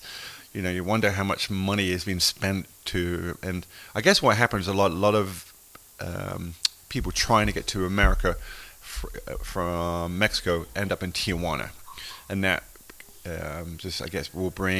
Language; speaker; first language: English; native; English